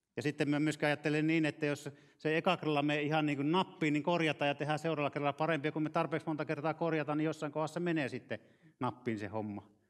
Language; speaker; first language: Finnish; native; Finnish